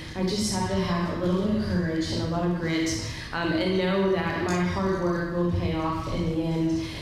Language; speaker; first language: English; native; English